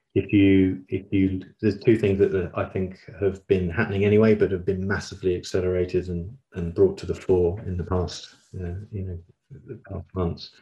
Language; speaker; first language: English; native; English